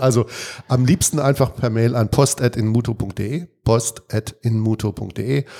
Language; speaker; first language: German; native; German